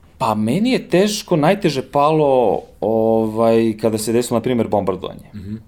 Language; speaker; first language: Serbian; early bilingual, heritage; Serbian